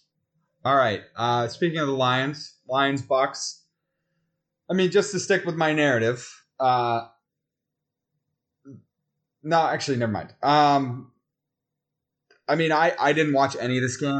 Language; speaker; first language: English; native; English